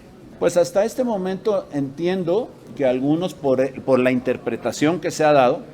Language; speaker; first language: Spanish; native; Spanish